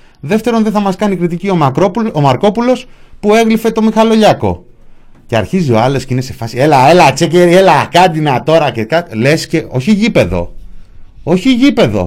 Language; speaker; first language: Greek; native; Greek